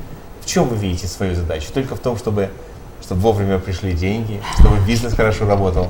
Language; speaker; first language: Russian; native; Russian